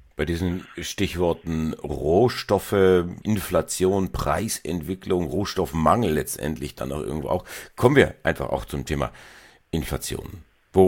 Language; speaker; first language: German; native; German